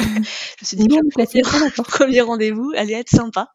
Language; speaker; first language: French; native; French